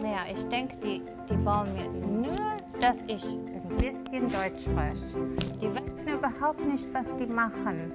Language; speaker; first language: German; non-native, learner; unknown